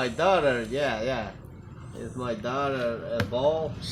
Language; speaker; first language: English; non-native, learner; Spanish